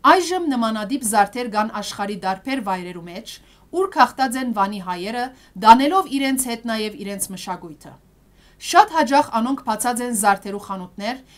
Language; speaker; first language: Armenian; early bilingual, heritage; Armenian